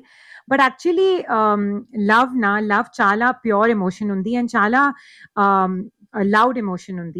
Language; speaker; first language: Telugu; non-native, learner; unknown